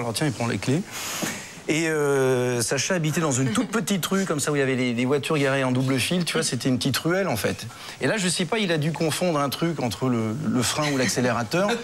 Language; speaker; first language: French; native; French